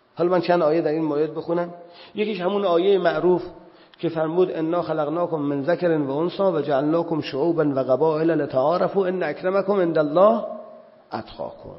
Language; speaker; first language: Persian; native; Persian